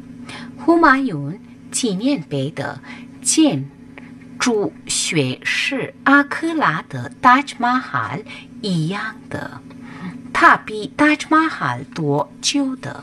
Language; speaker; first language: Chinese; non-native, learner; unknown